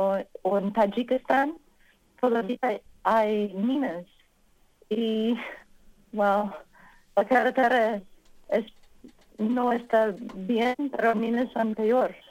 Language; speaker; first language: Spanish; non-native, learner; English